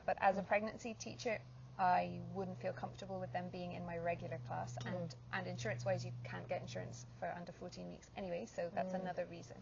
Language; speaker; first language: English; native; English